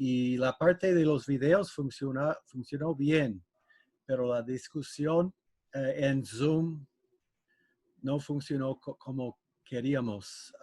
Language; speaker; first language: Spanish; non-native, fluent; English